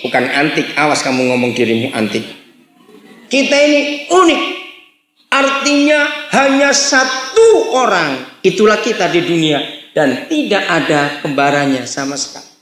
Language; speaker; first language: Indonesian; native; Indonesian